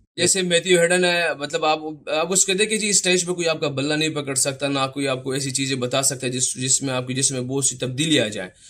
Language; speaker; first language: Urdu; non-native, local second language; Pashto